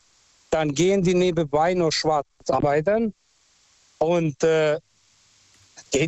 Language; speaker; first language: German; non-native, fluent; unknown